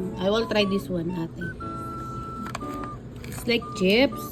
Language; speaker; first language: English; non-native, local second language; Filipino